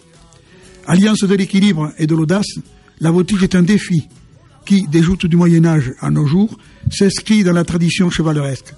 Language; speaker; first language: French; native; French